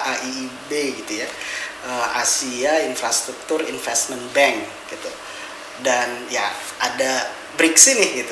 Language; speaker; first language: Indonesian; native; Indonesian